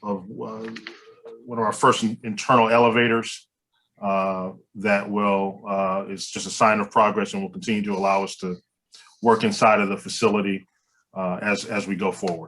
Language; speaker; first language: English; native; English